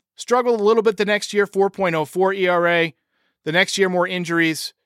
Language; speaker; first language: English; native; English